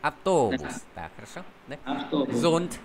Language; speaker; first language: Russian; non-native, fluent; Vietnamese